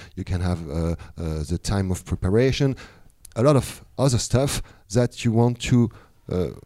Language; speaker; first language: English; non-native, fluent; French